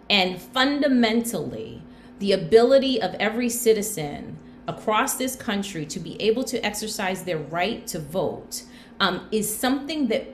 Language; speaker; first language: English; native; English